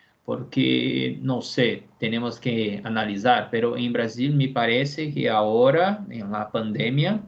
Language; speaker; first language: Spanish; non-native, fluent; Portuguese